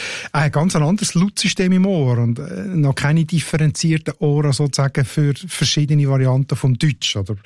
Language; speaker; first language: German; native; German